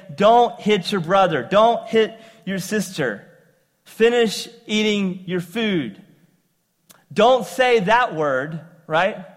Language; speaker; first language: English; native; English